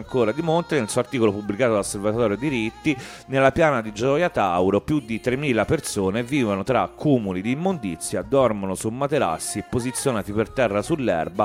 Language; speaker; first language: Italian; native; Italian